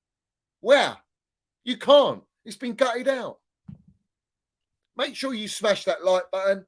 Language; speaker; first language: English; native; English